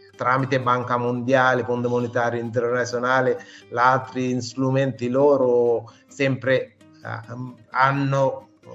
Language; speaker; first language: Italian; non-native, fluent; Sinhala